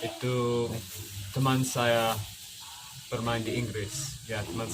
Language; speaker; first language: Indonesian; non-native, fluent; English